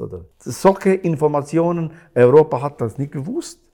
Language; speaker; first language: German; non-native, learner; Albanian